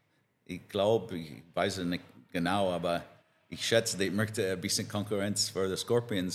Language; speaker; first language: German; non-native, learner; English